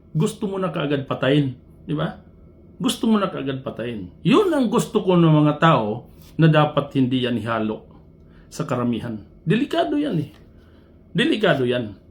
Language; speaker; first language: Filipino; non-native, local second language; Cebuano